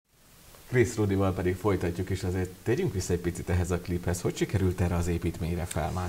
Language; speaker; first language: Hungarian; native; Hungarian